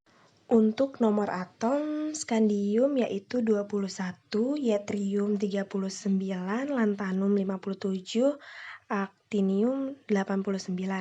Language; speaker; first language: Indonesian; native; Indonesian